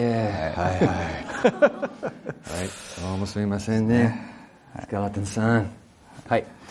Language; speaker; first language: Japanese; early bilingual, other home language; English